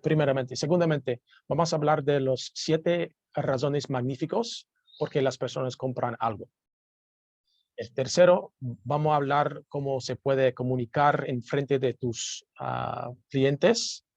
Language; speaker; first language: Spanish; non-native, learner; English